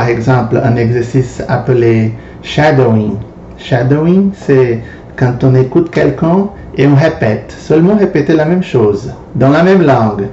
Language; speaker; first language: French; non-native, fluent; Portuguese